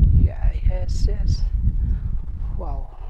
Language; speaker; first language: English; non-native, learner; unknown